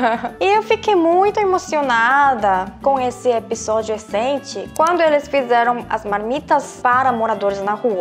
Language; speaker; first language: Portuguese; non-native, fluent; Korean